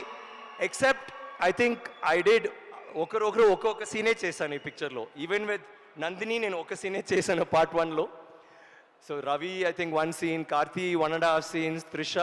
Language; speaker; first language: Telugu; non-native, learner; Tamil